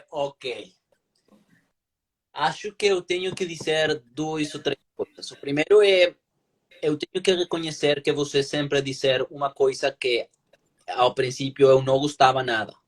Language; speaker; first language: Portuguese; non-native, learner; Spanish